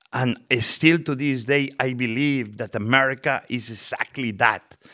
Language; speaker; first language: English; non-native, fluent; Spanish